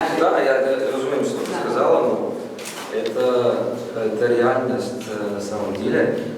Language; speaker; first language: Russian; non-native, learner; Bulgarian